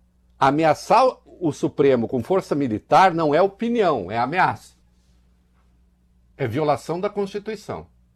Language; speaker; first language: Portuguese; native; Portuguese